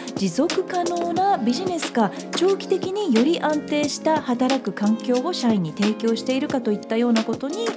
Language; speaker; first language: Japanese; native; Japanese